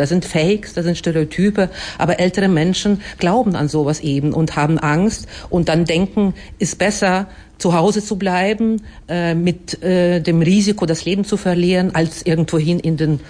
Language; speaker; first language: German; non-native, fluent; Ukrainian